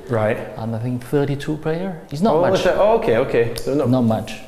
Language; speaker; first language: English; non-native, learner; Chinese